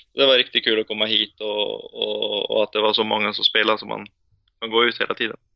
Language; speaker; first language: Swedish; non-native, fluent; Norwegian